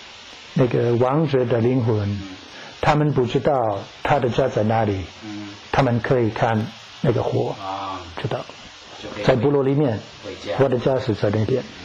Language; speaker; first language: Chinese; non-native, learner; English